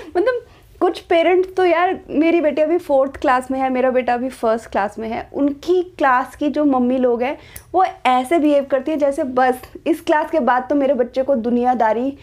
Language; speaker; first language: Hindi; native; Hindi